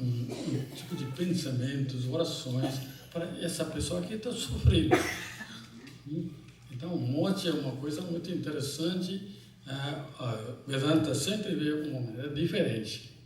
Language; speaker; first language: Portuguese; non-native, fluent; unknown